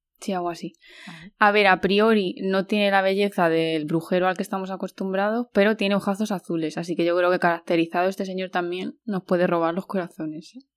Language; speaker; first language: Spanish; native; Spanish